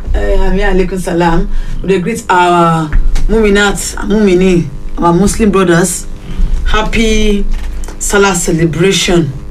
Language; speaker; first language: Nigerian Pidgin; non-native, local second language; Yoruba